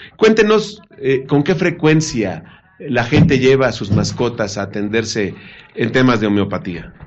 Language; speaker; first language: Spanish; native; Spanish